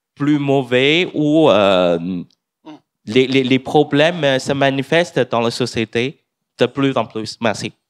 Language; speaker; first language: French; non-native, fluent; English